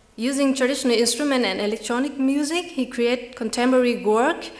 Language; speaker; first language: English; non-native, fluent; Vietnamese